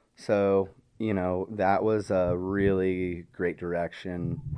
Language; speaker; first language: English; native; English